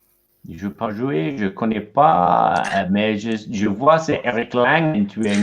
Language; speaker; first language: French; non-native, learner; English